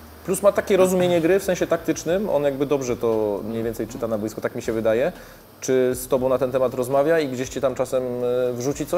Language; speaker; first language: Polish; native; Polish